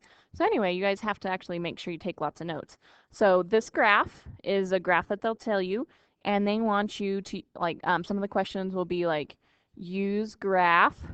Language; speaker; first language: English; native; English